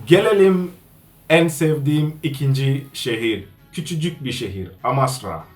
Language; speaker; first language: Turkish; non-native, fluent; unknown